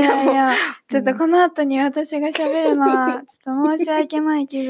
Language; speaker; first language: Japanese; native; Japanese